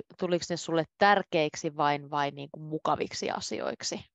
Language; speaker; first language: Finnish; native; Finnish